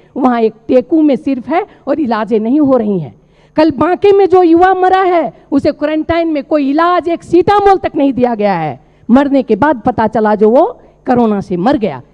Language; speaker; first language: Hindi; non-native, local second language; Maithili